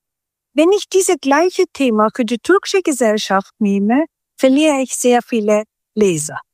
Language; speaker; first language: German; early bilingual, other home language; Turkish